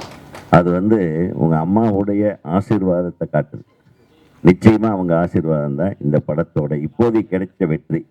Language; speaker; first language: Tamil; native; Tamil